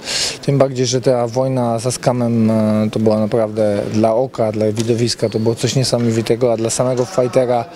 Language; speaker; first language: Polish; native; Polish